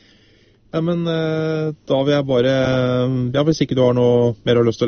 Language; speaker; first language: Norwegian; native; Norwegian